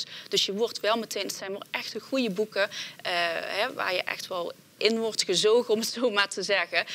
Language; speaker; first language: Dutch; native; Dutch